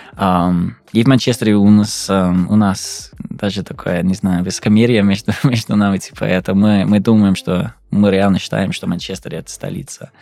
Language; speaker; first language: Russian; non-native, fluent; English